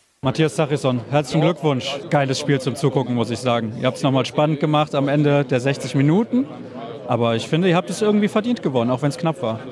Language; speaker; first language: German; native; German